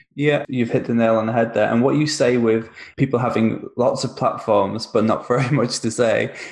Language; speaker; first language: English; native; English